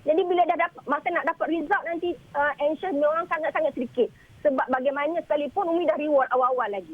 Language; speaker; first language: Malay; native; Malay